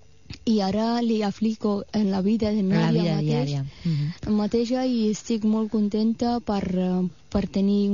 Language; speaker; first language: Catalan; non-native, fluent; Persian